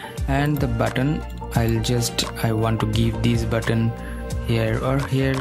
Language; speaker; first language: English; non-native, fluent; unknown